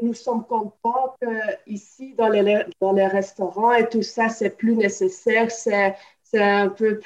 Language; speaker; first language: French; non-native, local second language; Dutch